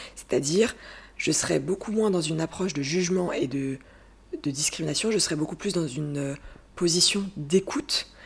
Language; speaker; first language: French; native; French